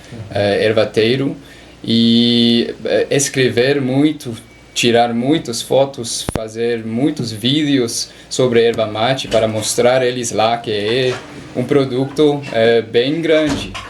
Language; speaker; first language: Portuguese; non-native, learner; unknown